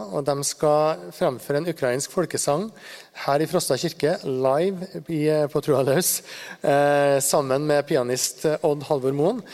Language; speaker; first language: Norwegian; native; Norwegian